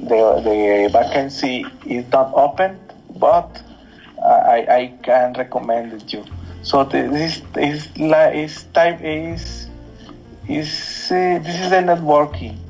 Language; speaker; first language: English; non-native, learner; Spanish